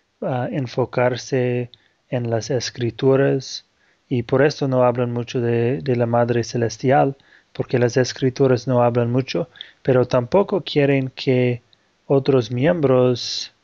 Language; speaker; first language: Spanish; non-native, fluent; Portuguese